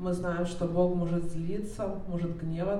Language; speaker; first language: Russian; native; Russian